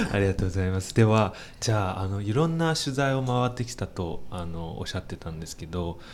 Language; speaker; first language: Japanese; non-native, fluent; Chinese